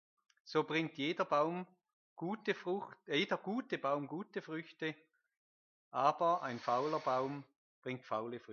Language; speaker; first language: German; native; German